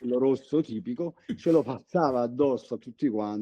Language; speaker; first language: Italian; native; Italian